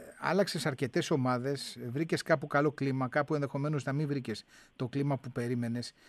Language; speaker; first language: Greek; native; Greek